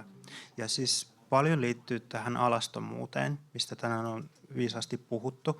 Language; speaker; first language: Finnish; native; Finnish